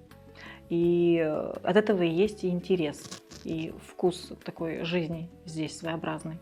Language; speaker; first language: Russian; early bilingual, other home language; Georgian